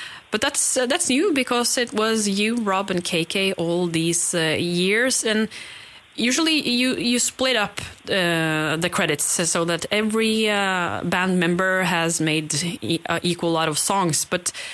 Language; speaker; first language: English; non-native, fluent; Norwegian